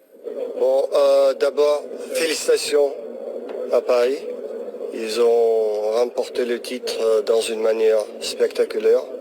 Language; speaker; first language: French; non-native, fluent; Russian